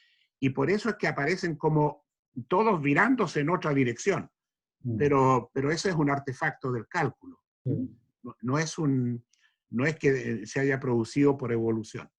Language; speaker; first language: Spanish; native; Spanish